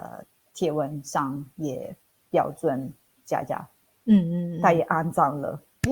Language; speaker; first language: Chinese; non-native, fluent; Italian